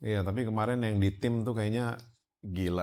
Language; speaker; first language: Indonesian; native; Indonesian